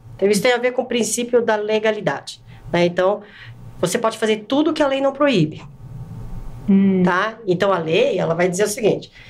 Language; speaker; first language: Portuguese; native; Portuguese